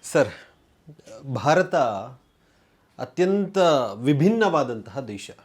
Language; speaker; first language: Kannada; native; Kannada